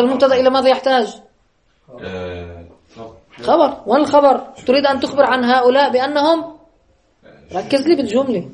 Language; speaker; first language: Arabic; native; Arabic